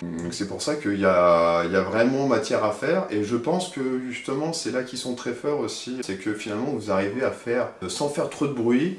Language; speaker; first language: French; native; French